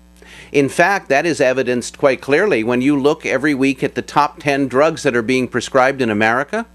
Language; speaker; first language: English; native; English